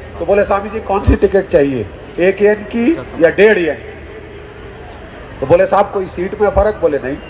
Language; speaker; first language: Hindi; native; Hindi